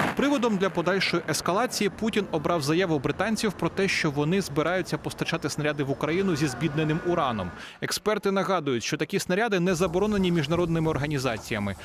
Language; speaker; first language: Ukrainian; native; Ukrainian